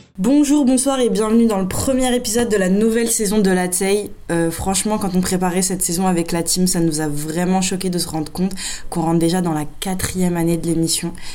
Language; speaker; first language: French; native; French